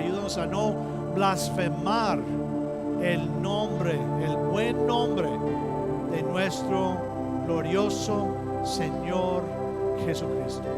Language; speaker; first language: Spanish; non-native, fluent; English